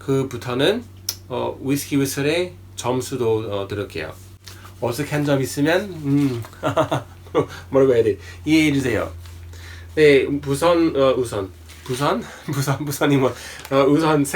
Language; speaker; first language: Korean; non-native, fluent; English